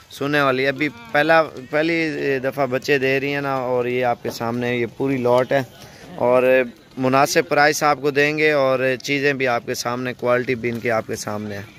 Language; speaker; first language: Urdu; non-native, local second language; Punjabi